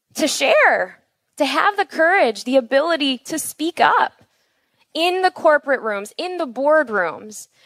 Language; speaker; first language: English; native; English